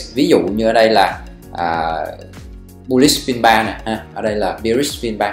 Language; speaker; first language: Vietnamese; native; Vietnamese